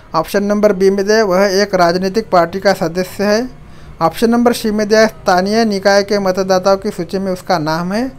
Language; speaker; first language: Hindi; non-native, local second language; Marathi